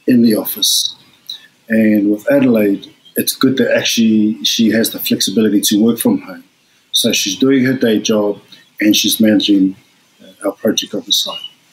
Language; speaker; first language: English; native; English